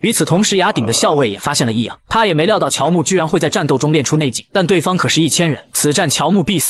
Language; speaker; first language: Chinese; native; Chinese